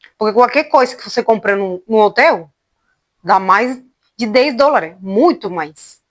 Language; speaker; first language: Portuguese; non-native, fluent; Spanish